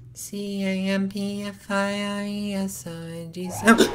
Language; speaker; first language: English; native; English